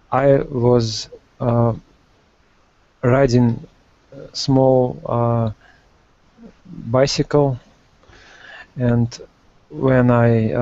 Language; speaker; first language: English; non-native, learner; Russian